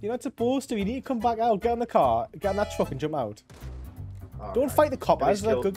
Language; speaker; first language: English; native; English